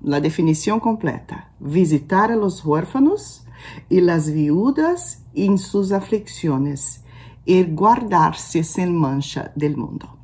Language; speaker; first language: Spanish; non-native, learner; Portuguese